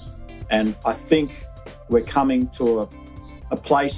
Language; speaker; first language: English; native; English